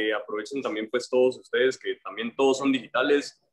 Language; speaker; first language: Spanish; native; Spanish